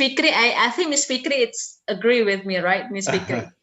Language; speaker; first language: English; non-native, fluent; Indonesian